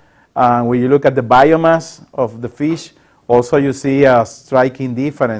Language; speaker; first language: English; non-native, local second language; Spanish